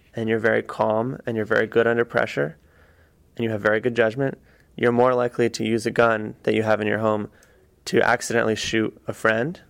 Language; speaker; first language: English; native; English